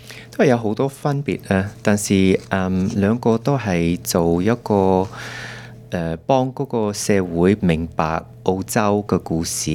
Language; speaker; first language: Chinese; early bilingual, heritage; Cantonese